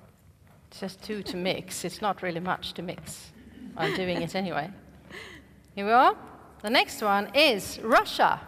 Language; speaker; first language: English; non-native, fluent; Swedish